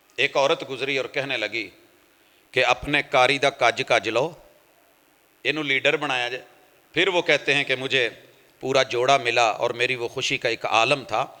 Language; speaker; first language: Urdu; non-native, local second language; Punjabi